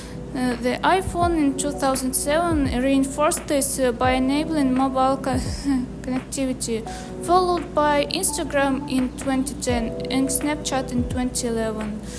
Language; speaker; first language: English; non-native, local second language; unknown